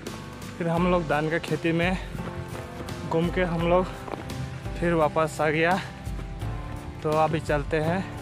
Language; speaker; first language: Hindi; non-native, local second language; Kok Borok